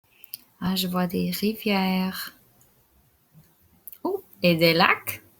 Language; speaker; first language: French; non-native, local second language; English